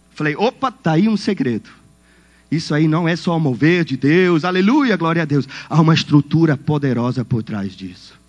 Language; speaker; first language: Portuguese; non-native, fluent; Swiss German